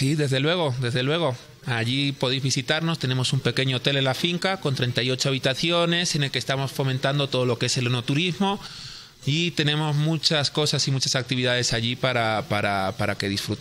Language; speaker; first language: Spanish; native; Spanish